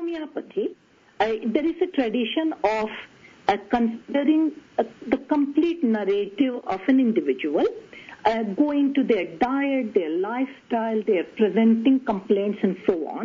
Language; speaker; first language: English; non-native, local second language; Tamil